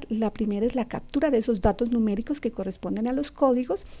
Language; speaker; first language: Spanish; native; Spanish